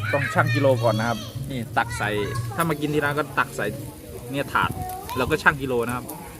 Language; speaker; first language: Thai; non-native, local second language; Khmer